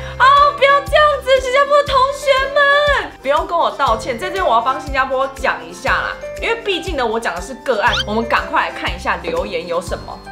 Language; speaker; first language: Chinese; native; Chinese